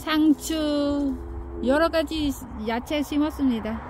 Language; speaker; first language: Korean; non-native, learner; Vietnamese